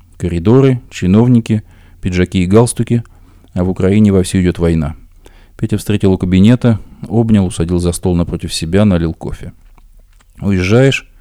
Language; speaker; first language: Russian; native; Russian